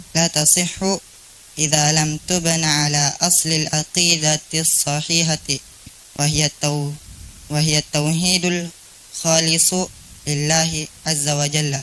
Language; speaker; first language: Arabic; non-native, learner; Indonesian